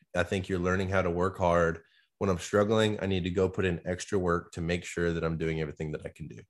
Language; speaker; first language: English; native; English